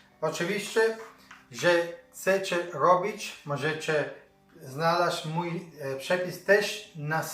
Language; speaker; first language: Polish; non-native, learner; Italian